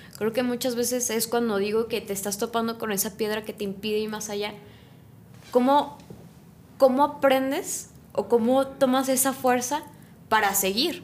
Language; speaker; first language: Spanish; native; Spanish